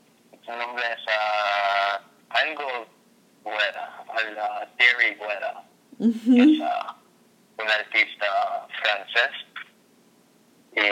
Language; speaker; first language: Spanish; non-native, fluent; English